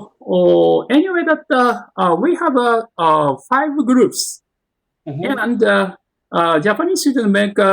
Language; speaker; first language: English; non-native, learner; Japanese